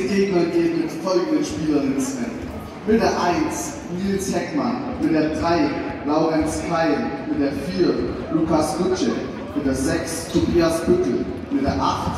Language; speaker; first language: German; native; German